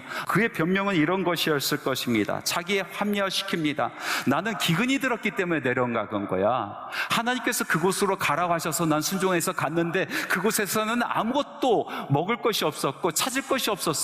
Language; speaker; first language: Korean; native; Korean